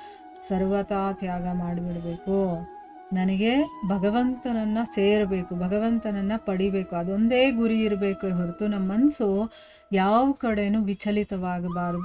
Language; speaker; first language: Kannada; native; Kannada